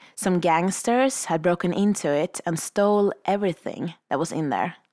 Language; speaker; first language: English; non-native, fluent; Swedish